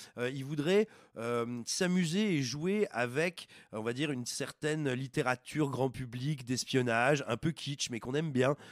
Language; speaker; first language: French; native; French